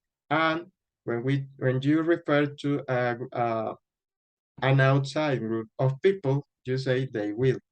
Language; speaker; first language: English; non-native, fluent; Spanish